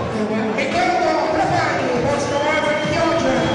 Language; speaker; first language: Italian; native; Italian